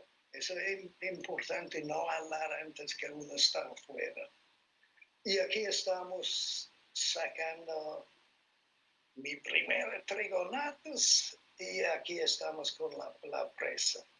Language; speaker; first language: Spanish; non-native, fluent; English